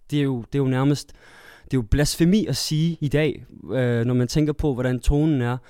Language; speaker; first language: Danish; early bilingual, other home language; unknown